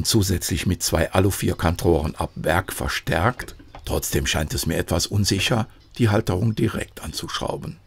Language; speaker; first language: German; native; German